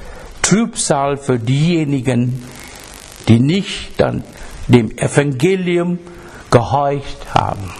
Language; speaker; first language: German; non-native, fluent; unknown